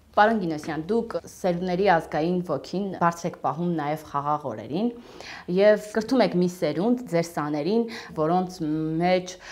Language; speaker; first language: Armenian; native; Armenian